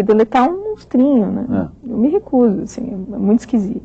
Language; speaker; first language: Portuguese; native; Portuguese